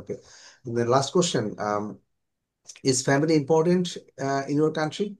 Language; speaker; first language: English; non-native, local second language; Bangla